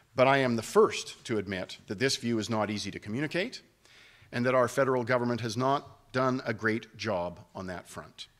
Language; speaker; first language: English; native; English